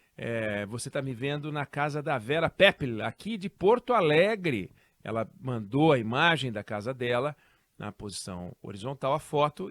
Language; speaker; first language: Portuguese; native; Portuguese